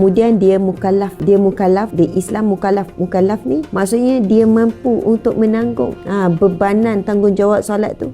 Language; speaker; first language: Malay; native; Malay